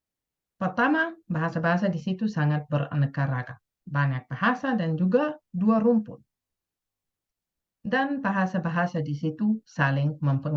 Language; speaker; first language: Indonesian; non-native, fluent; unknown